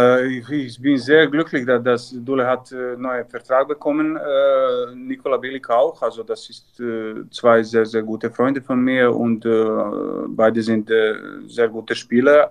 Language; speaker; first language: German; non-native, learner; Serbian